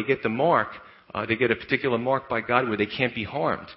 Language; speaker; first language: English; native; English